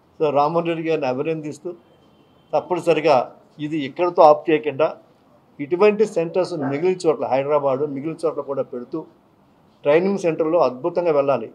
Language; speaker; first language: Telugu; native; Telugu